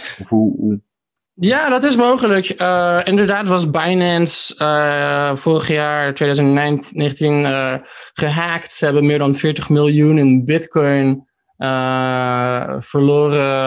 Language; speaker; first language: Dutch; early bilingual, heritage; Dutch